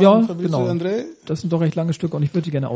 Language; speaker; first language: German; native; German